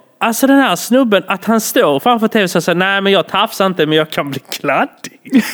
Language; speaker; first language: Swedish; early bilingual, other home language; Polish